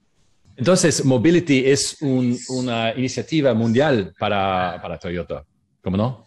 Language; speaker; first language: Spanish; non-native, learner; English